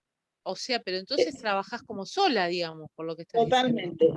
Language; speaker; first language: Spanish; native; Spanish